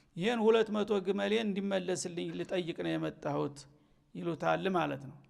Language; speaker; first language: Amharic; native; Amharic